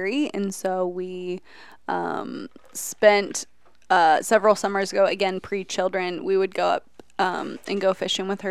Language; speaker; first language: English; native; English